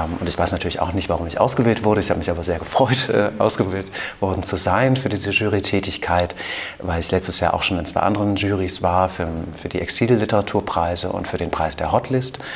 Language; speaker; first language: German; native; German